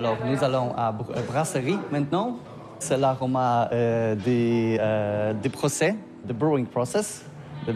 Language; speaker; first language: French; non-native, learner; Polish